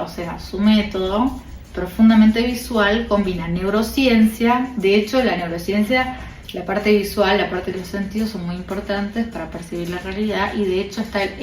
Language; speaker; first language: Spanish; native; Spanish